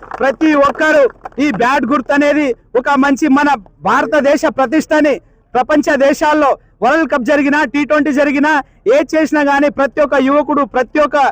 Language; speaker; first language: Telugu; native; Telugu